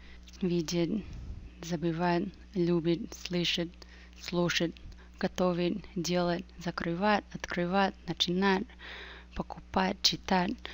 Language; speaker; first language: Russian; non-native, fluent; English